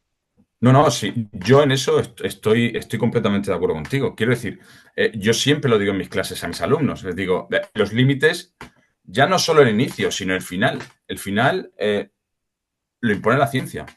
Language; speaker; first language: Spanish; native; Spanish